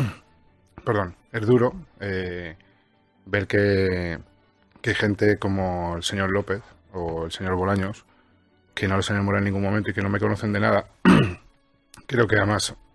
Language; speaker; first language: Spanish; native; Spanish